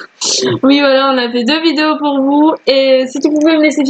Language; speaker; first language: French; native; French